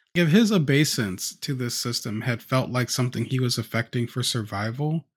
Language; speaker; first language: English; native; English